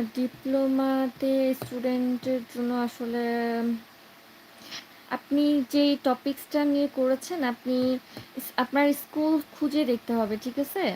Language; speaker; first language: Bangla; native; Bangla